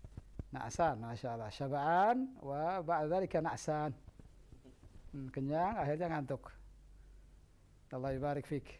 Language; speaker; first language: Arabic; non-native, fluent; Indonesian